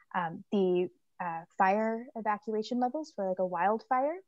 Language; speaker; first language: English; native; English